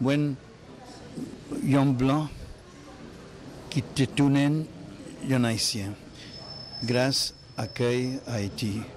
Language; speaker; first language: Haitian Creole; non-native, learner; English